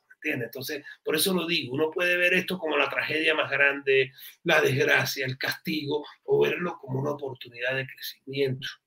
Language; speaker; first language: Spanish; native; Spanish